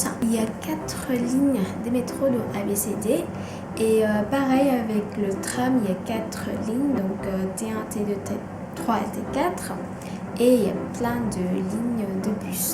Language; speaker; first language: French; non-native, fluent; Indonesian